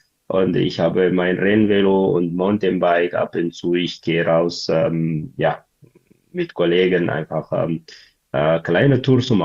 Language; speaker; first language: German; non-native, learner; Tigrinya